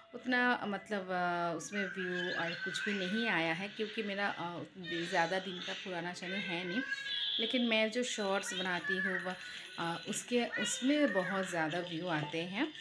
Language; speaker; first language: Hindi; non-native, local second language; Bangla